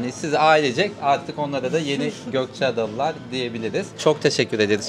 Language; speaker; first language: Turkish; native; Turkish